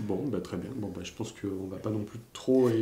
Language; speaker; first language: French; native; French